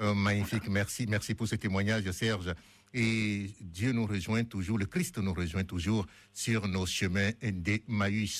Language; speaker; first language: French; native; French